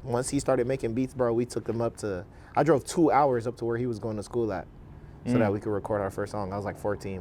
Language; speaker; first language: English; native; English